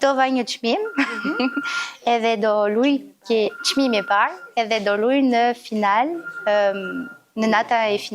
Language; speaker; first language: Albanian; early bilingual, heritage; Albanian